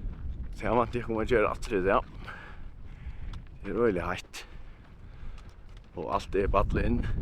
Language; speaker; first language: Swedish; non-native, learner; Faroese